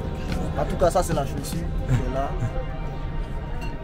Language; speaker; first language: French; native; French